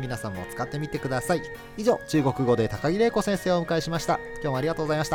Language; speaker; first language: Japanese; native; Japanese